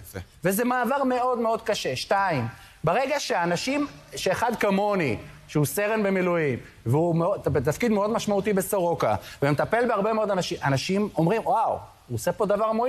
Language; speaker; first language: Hebrew; native; Hebrew